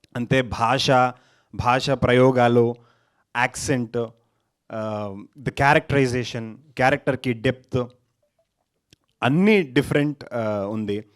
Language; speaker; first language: Telugu; non-native, learner; Kannada